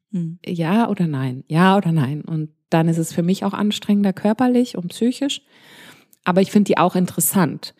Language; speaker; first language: German; early bilingual, heritage; German